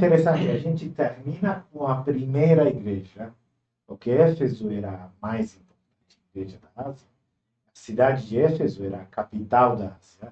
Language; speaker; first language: Portuguese; non-native, fluent; Turkish